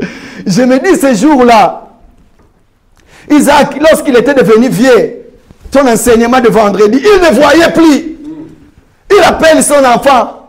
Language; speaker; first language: French; non-native, local second language; Lingala